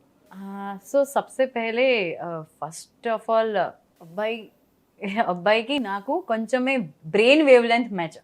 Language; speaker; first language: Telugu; non-native, learner; Gujarati